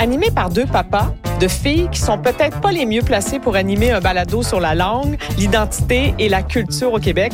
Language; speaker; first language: French; native; French